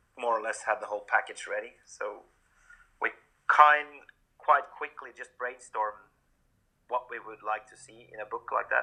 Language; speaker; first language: English; non-native, fluent; Norwegian